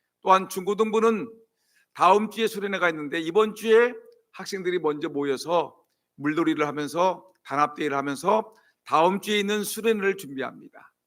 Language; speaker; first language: Korean; native; Korean